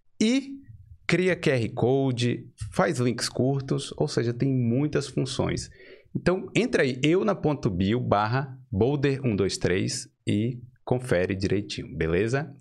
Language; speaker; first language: Portuguese; native; Portuguese